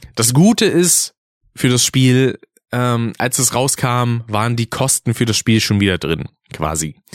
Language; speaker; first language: German; native; German